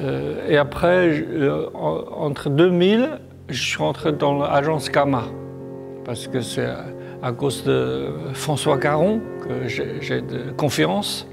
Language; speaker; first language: French; non-native, learner; Chinese